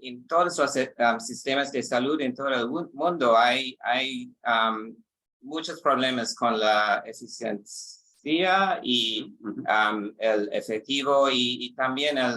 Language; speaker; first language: Spanish; non-native, learner; English